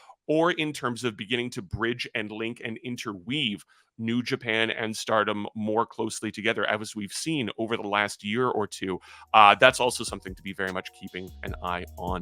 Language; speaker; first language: English; native; English